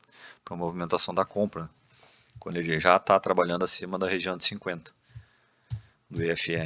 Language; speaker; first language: Portuguese; native; Portuguese